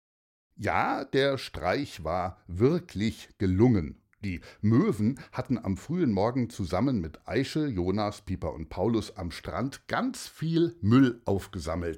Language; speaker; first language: German; native; German